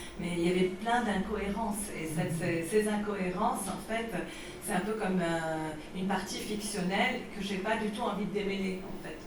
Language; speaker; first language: French; non-native, local second language; Arabic